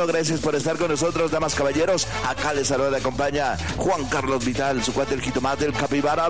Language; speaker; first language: Spanish; native; Spanish